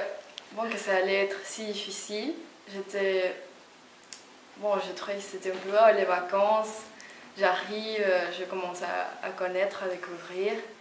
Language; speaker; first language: French; non-native, fluent; Spanish